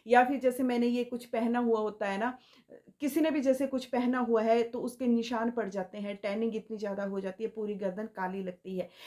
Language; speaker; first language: Hindi; native; Hindi